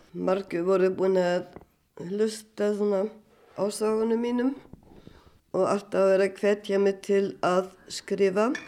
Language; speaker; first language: Icelandic; non-native, fluent; German